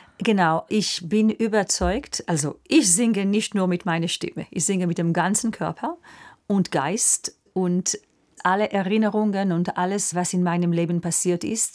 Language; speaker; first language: German; non-native, fluent; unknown